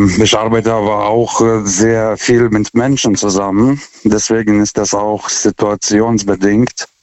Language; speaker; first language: German; non-native, fluent; Lithuanian